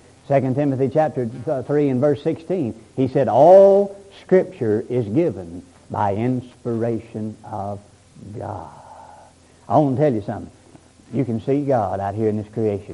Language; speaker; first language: English; native; English